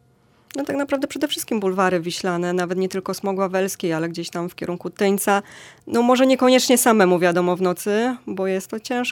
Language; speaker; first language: Polish; native; Polish